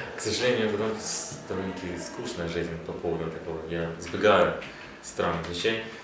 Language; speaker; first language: Russian; non-native, fluent; Lithuanian